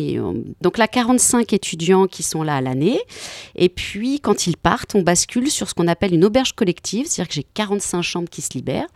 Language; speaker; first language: French; native; French